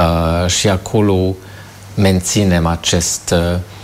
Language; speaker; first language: Romanian; non-native, fluent; German